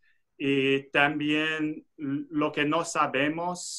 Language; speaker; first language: Spanish; non-native, fluent; English